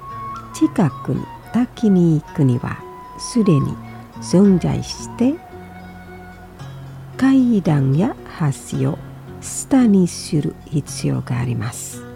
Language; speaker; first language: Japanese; non-native, fluent; Indonesian